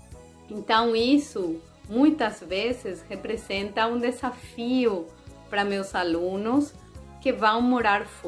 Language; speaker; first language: Portuguese; non-native, fluent; Spanish